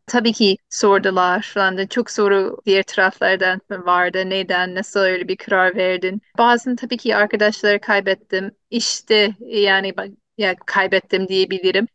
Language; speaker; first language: Turkish; non-native, fluent; English